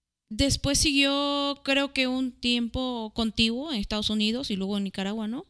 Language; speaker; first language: Spanish; native; Spanish